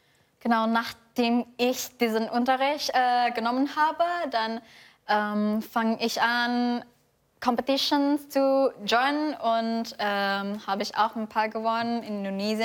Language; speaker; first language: German; non-native, fluent; Indonesian